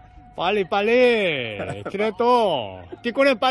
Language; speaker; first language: French; non-native, learner; Korean